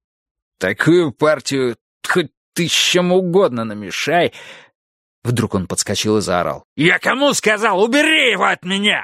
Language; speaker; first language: Russian; native; Russian